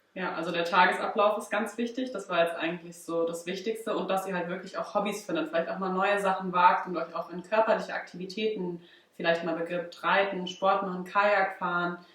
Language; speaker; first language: German; native; German